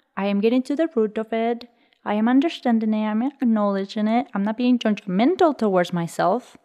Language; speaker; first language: English; early bilingual, other home language; Spanish